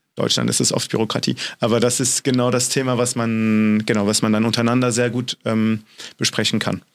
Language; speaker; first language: German; non-native, fluent; French